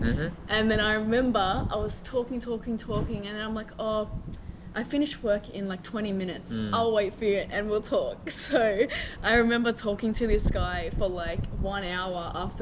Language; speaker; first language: English; non-native, fluent; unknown